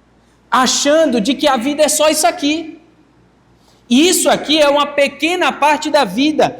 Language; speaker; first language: Portuguese; native; Portuguese